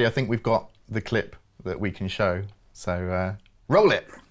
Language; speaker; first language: English; native; English